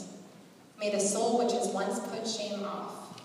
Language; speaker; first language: English; native; English